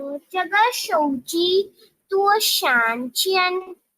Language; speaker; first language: Chinese; non-native, learner; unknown